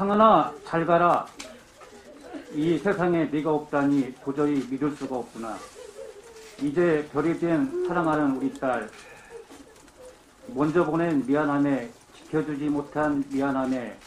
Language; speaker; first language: Korean; native; Korean